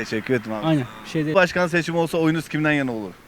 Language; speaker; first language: Turkish; native; Turkish